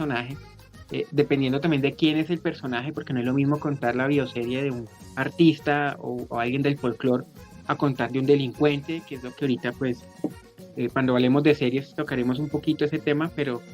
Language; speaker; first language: Spanish; native; Spanish